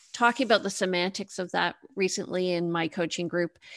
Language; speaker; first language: English; native; English